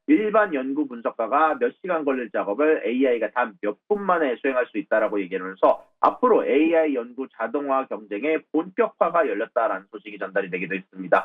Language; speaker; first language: Korean; native; Korean